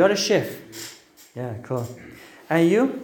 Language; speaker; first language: English; non-native, fluent; Turkish